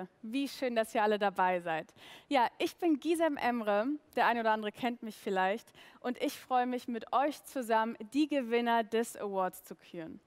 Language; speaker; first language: German; native; German